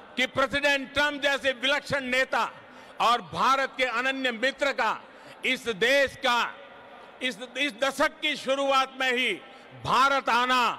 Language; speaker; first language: Hindi; non-native, local second language; Gujarati